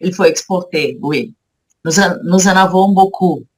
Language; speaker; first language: French; non-native, learner; Portuguese